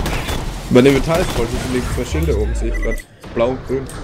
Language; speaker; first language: German; native; German